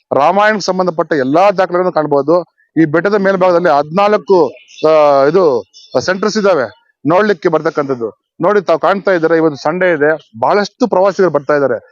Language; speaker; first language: Kannada; native; Kannada